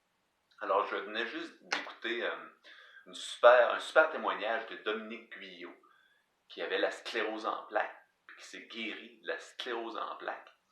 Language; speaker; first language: French; native; French